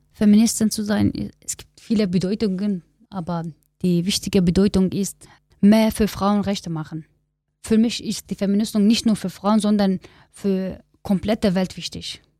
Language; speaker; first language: German; non-native, learner; Kurdish